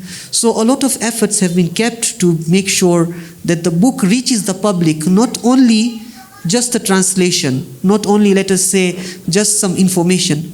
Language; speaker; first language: English; non-native, fluent; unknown